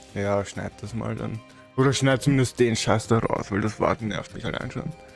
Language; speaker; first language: German; native; German